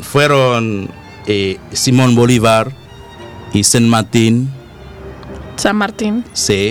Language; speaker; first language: Spanish; non-native, learner; Haitian Creole